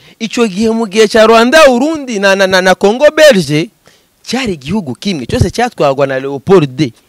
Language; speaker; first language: Rundi; native; Rundi